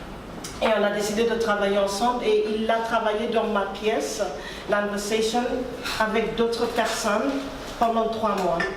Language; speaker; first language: French; non-native, fluent; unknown